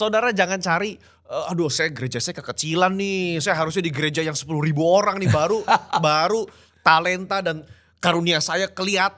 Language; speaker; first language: Indonesian; native; Indonesian